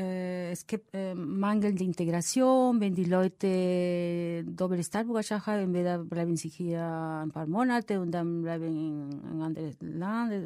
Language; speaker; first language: German; non-native, fluent; Spanish